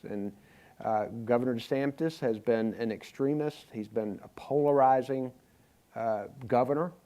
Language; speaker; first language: English; native; English